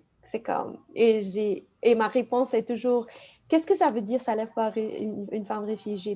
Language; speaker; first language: French; non-native, fluent; Arabic